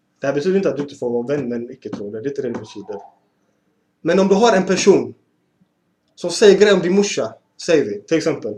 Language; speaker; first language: Swedish; early bilingual, other home language; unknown